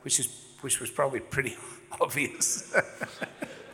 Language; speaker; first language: English; native; English